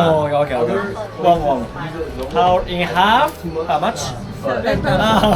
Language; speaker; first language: English; non-native, learner; Japanese